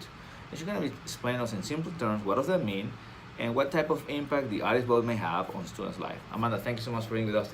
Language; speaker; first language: English; non-native, fluent; Spanish